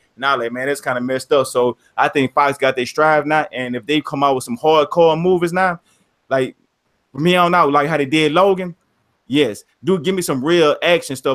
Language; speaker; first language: English; native; English